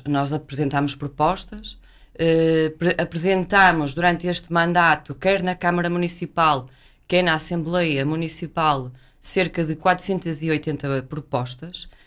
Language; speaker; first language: Portuguese; native; Portuguese